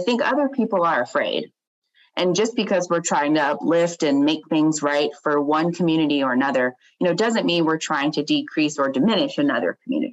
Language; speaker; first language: English; native; English